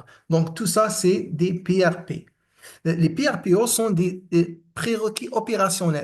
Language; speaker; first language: French; non-native, local second language; Arabic